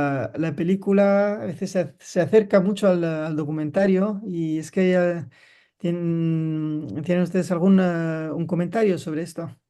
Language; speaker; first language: Spanish; non-native, fluent; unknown